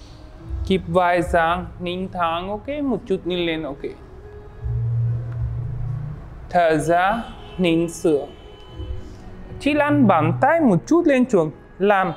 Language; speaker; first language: Vietnamese; non-native, learner; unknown